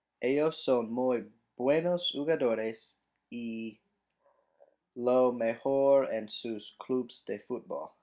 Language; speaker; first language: Spanish; non-native, learner; English